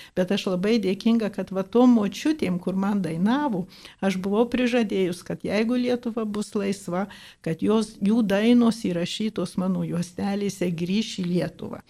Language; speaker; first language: Lithuanian; early bilingual, heritage; Lithuanian